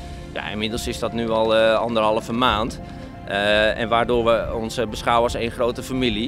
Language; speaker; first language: Dutch; native; Dutch